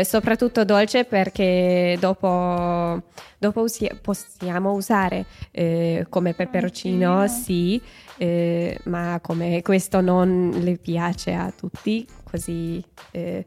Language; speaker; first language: Italian; non-native, learner; Hungarian